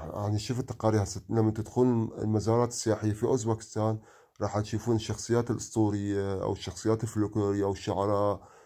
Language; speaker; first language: Arabic; non-native, local second language; Kurdish